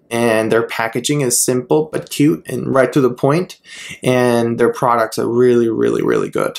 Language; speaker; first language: English; non-native, fluent; Spanish